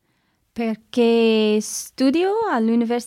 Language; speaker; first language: Italian; non-native, learner; English